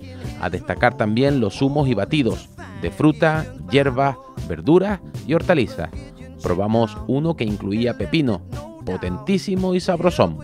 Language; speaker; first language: Spanish; native; Spanish